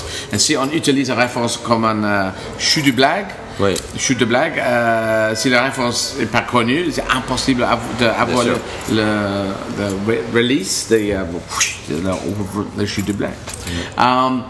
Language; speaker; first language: French; non-native, learner; English